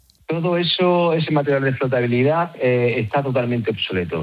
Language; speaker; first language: Spanish; native; Spanish